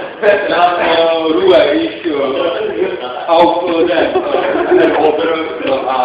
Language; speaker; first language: German; non-native, learner; Czech